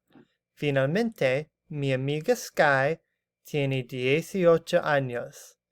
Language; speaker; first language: Spanish; non-native, learner; English